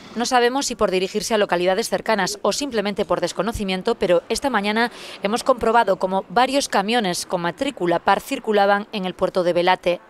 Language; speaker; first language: Spanish; native; Spanish